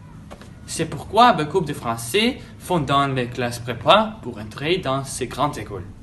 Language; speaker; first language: French; non-native, learner; Dutch